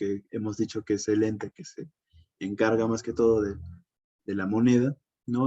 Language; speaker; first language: Spanish; native; Spanish